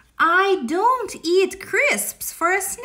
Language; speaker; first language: English; non-native, fluent; Russian